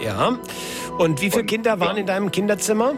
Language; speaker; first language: German; native; German